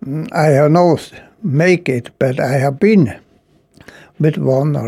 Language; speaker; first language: English; non-native, fluent; Faroese